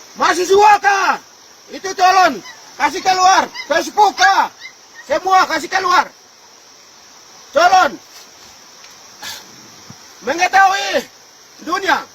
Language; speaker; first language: Indonesian; non-native, local second language; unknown